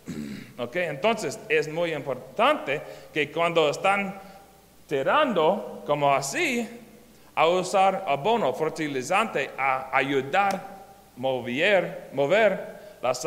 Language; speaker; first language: Spanish; non-native, learner; English